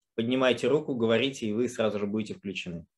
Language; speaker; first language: Russian; native; Russian